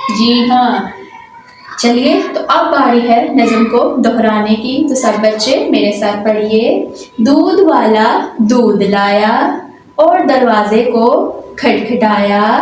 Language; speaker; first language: Urdu; non-native, local second language; Punjabi